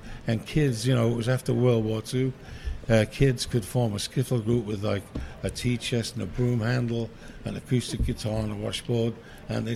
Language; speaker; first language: English; native; English